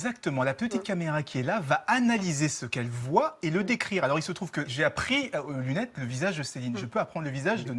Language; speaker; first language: French; native; French